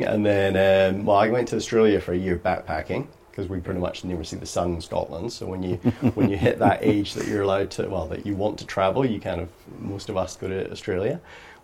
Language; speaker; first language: English; native; English